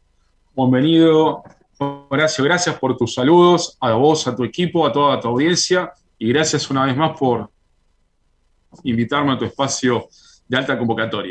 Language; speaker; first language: Spanish; native; Spanish